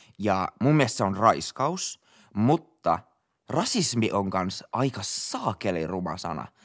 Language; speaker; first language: Finnish; native; Finnish